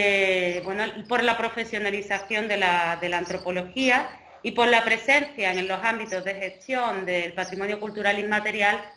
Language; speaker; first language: Spanish; native; Spanish